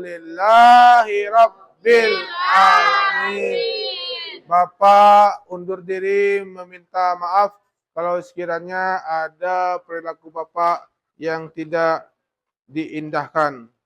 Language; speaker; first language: Indonesian; native; Indonesian